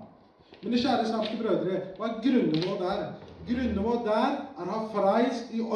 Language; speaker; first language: Norwegian; early bilingual, other home language; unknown